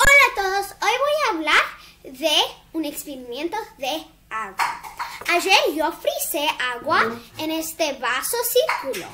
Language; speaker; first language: Spanish; early bilingual, heritage; Spanish